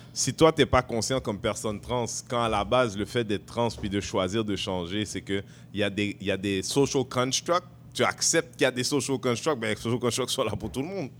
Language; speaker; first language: French; native; French